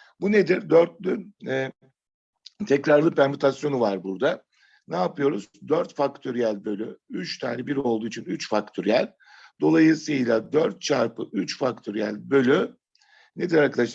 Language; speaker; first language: Turkish; native; Turkish